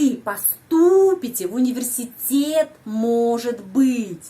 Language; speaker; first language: Russian; non-native, fluent; Indonesian